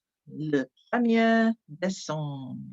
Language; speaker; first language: French; non-native, fluent; English